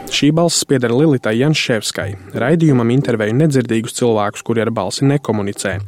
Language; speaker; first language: Latvian; native; Latvian